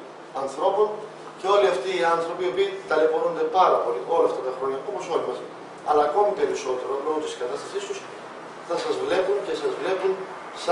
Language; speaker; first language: Greek; native; Greek